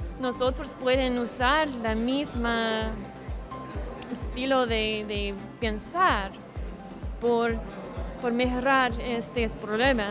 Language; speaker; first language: Spanish; non-native, learner; English